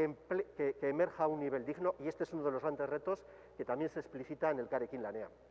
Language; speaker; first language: Spanish; native; Spanish